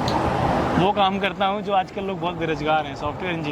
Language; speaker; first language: Hindi; native; Hindi